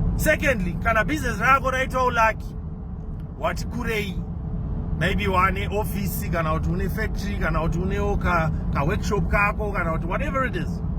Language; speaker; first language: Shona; non-native, local second language; English